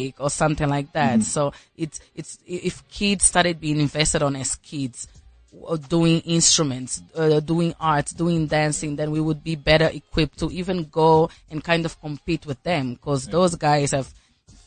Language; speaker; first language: English; non-native, fluent; Portuguese